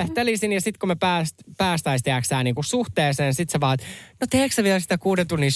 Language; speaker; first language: Finnish; native; Finnish